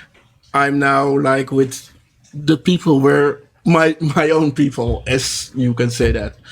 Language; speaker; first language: English; non-native, fluent; Dutch